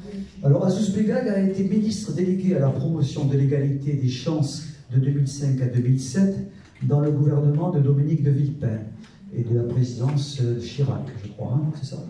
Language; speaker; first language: French; native; French